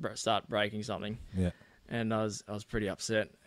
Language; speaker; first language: English; native; English